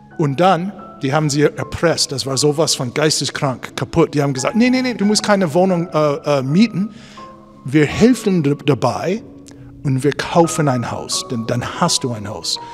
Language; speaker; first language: German; non-native, fluent; English